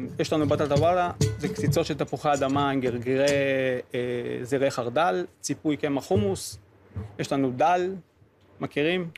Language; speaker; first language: Hebrew; early bilingual, other home language; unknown